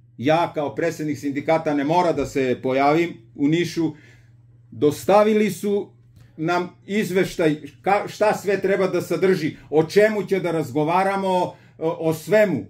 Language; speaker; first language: Croatian; native; Croatian